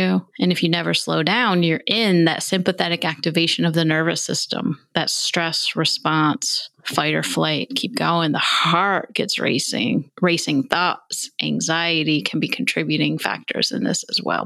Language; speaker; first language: English; native; English